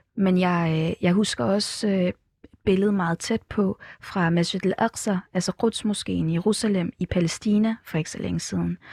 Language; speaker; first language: Danish; early bilingual, other home language; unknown